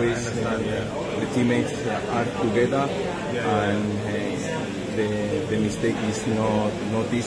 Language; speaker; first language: English; non-native, learner; Spanish